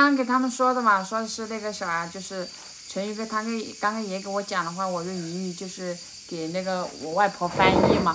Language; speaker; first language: Chinese; native; Chinese